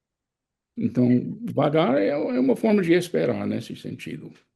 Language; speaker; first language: Portuguese; non-native, fluent; English